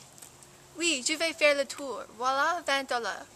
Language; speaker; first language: French; non-native, learner; English